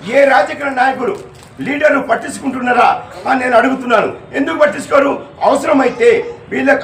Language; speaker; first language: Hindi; non-native, local second language; Urdu